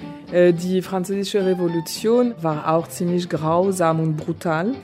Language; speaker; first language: German; non-native, fluent; French